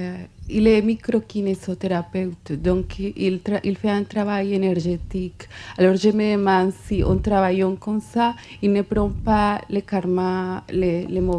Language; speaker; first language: French; non-native, fluent; Spanish